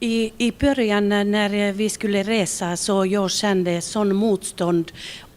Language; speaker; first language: Swedish; non-native, local second language; Finnish